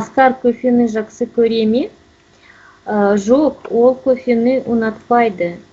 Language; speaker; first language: Kazakh; non-native, learner; Russian